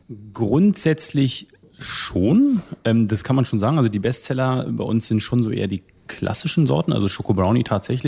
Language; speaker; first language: German; native; German